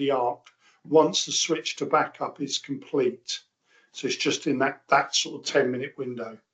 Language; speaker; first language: English; native; English